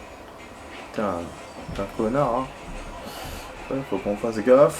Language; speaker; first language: French; native; French